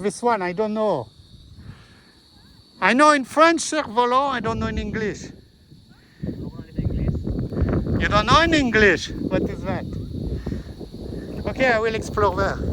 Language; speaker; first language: English; non-native, learner; French